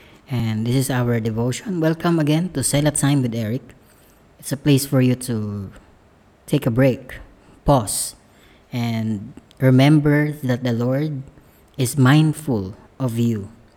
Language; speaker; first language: English; non-native, local second language; Filipino